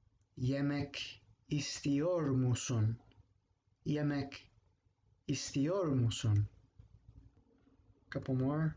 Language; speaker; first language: Turkish; non-native, fluent; English